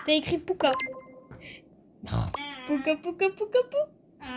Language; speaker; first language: French; native; French